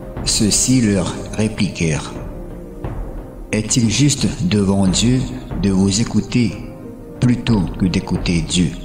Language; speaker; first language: French; native; French